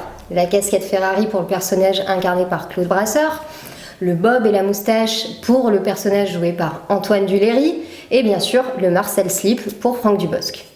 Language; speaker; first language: French; native; French